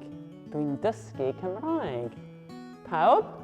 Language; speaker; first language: Welsh; non-native, local second language; English